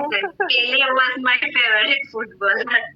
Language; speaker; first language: English; non-native, learner; Bangla